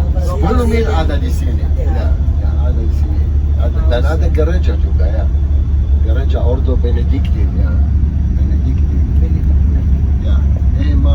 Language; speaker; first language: Indonesian; non-native, fluent; Hebrew